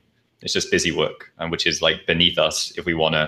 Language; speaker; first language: English; native; English